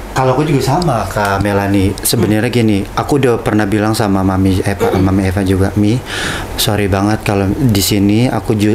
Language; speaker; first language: Indonesian; native; Indonesian